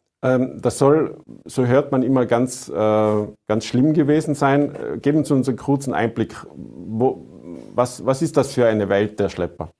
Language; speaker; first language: German; native; German